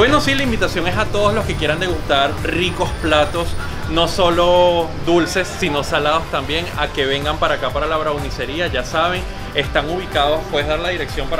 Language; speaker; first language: Spanish; native; Spanish